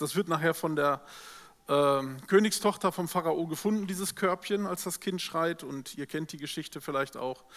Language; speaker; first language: German; native; German